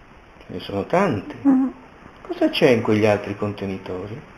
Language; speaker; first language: Italian; native; Italian